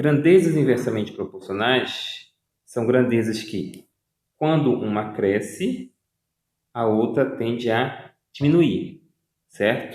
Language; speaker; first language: Portuguese; native; Portuguese